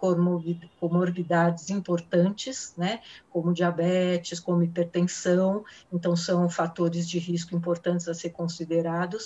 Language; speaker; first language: Portuguese; native; Portuguese